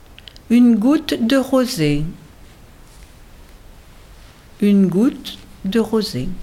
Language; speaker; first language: French; native; French